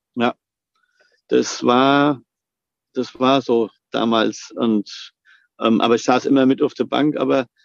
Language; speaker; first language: German; native; German